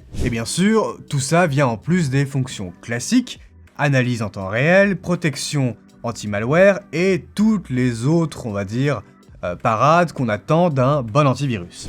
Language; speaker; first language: French; native; French